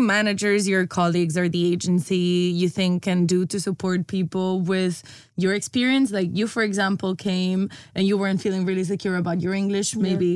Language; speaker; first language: English; non-native, fluent; Spanish